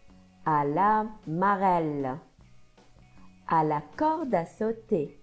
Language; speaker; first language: French; non-native, local second language; Arabic